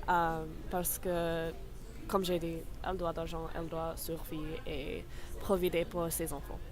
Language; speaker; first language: French; non-native, learner; English